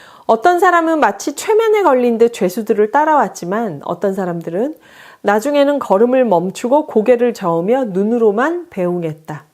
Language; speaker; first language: Korean; native; Korean